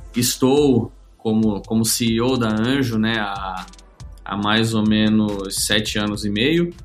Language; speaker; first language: Portuguese; native; Portuguese